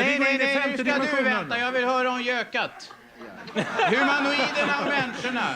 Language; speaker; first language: Swedish; native; Swedish